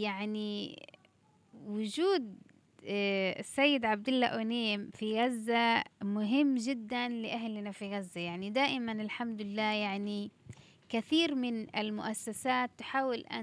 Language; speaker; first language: Arabic; native; Arabic